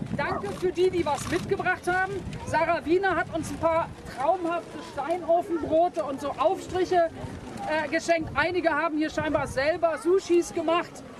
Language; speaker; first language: German; native; German